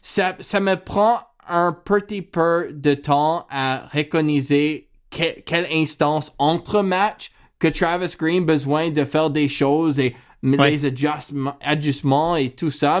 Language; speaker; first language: French; non-native, learner; English